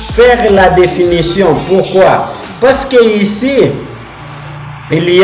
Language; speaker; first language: French; non-native, fluent; Portuguese